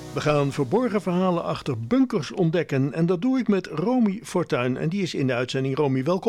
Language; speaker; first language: Dutch; native; Dutch